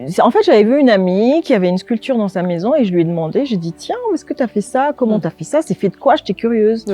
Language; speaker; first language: French; non-native, local second language; Lingala